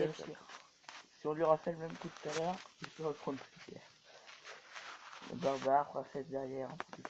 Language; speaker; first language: French; native; French